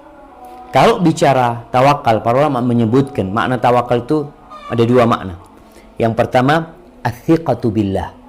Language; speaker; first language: Indonesian; native; Indonesian